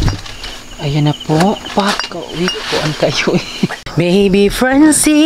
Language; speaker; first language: Filipino; non-native, local second language; Cebuano